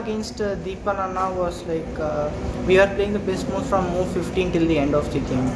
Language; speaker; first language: English; non-native, local second language; Tamil